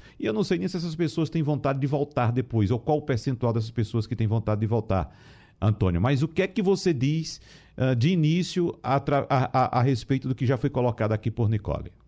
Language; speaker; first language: Portuguese; native; Portuguese